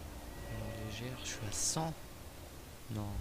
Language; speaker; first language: French; native; French